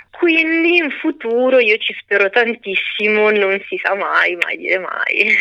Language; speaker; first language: Italian; native; Italian